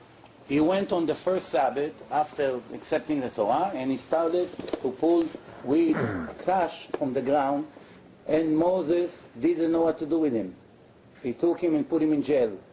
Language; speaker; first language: English; non-native, fluent; Hebrew